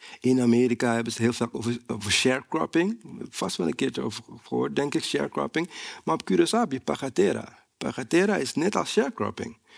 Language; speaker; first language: Dutch; native; Dutch